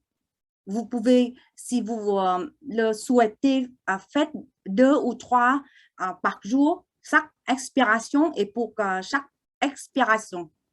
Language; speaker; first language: French; non-native, fluent; Vietnamese